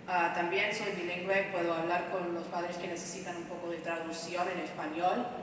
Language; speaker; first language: Spanish; non-native, fluent; English